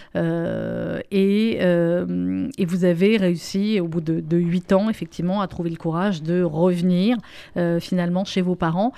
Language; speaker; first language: French; native; French